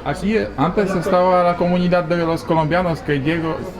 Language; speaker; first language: Spanish; non-native, learner; Polish